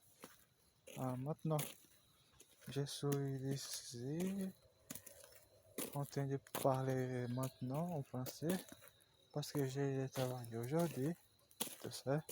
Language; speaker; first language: French; non-native, learner; Portuguese